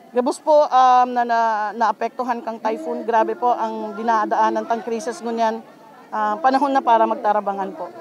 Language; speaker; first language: Filipino; non-native, local second language; Bikol